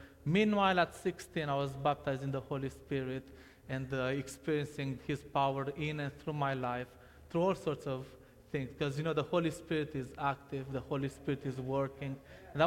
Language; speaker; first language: English; non-native, fluent; Romanian